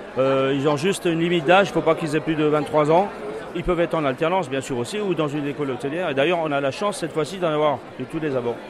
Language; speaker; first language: French; native; French